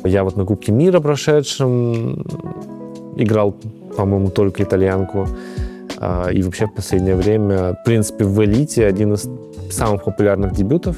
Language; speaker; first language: Russian; native; Russian